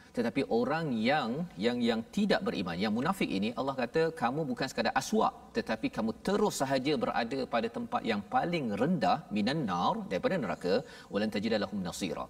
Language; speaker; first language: Malay; native; Malay